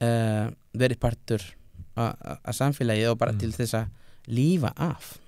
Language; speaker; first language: Icelandic; non-native, learner; Spanish